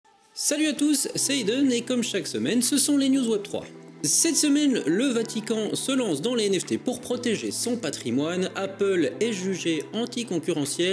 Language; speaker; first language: French; native; French